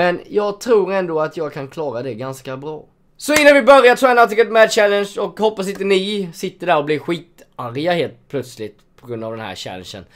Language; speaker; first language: Swedish; native; Swedish